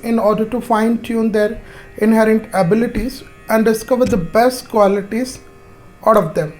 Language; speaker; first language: English; non-native, local second language; Hindi